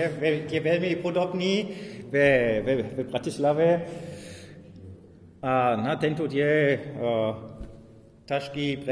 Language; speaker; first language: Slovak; non-native, learner; German